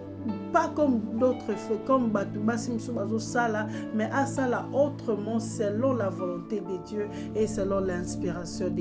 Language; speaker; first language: French; non-native, local second language; Lingala